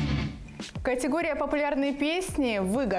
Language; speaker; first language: Russian; native; Russian